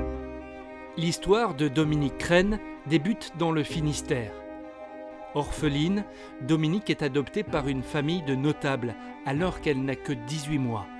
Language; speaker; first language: French; native; French